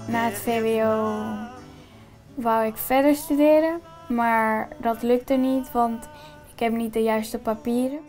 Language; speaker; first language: Dutch; early bilingual, other home language; Spanish